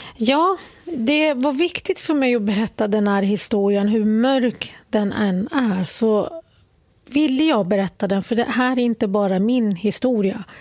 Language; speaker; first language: Swedish; early bilingual, other home language; Arabic